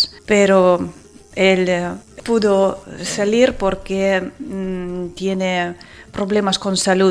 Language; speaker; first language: Spanish; non-native, learner; Ukrainian